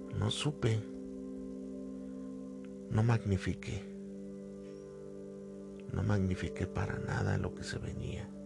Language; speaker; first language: Spanish; native; Spanish